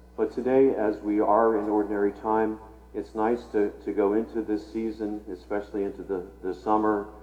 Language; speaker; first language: English; native; English